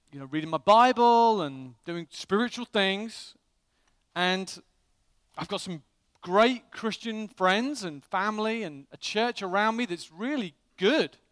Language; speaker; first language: English; native; English